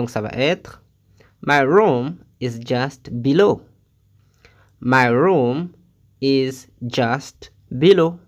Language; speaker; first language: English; non-native, fluent; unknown